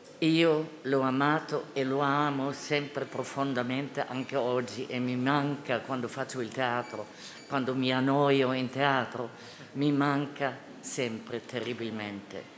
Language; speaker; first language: Italian; non-native, fluent; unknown